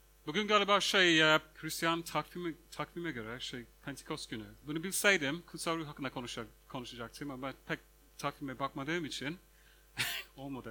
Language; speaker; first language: Turkish; non-native, fluent; English